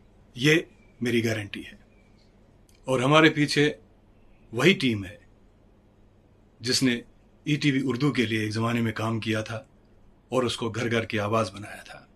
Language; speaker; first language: Hindi; native; Hindi